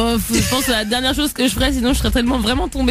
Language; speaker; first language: French; native; French